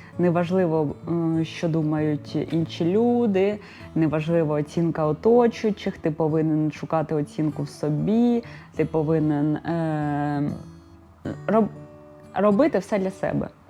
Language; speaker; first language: Ukrainian; non-native, local second language; Russian